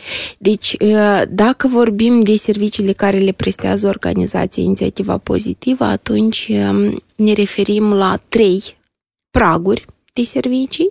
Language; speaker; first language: Romanian; native; Romanian